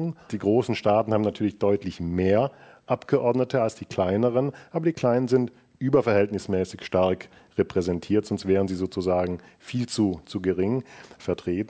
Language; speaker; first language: German; native; German